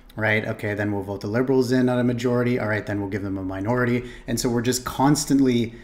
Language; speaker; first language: English; native; English